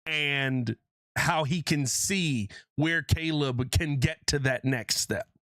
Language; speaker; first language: English; native; English